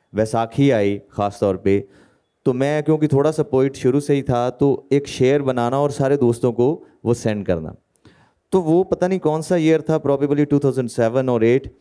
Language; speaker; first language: Hindi; native; Hindi